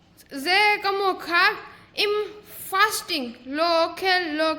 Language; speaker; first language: Hebrew; non-native, learner; Gujarati